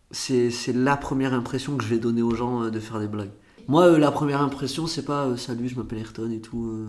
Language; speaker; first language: French; early bilingual, other home language; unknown